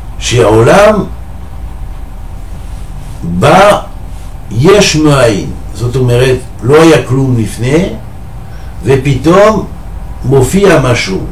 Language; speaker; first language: Hebrew; non-native, fluent; French